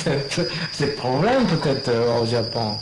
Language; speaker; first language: French; non-native, learner; Japanese